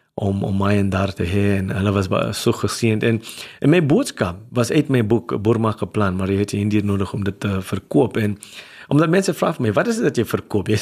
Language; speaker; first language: Afrikaans; non-native, local second language; English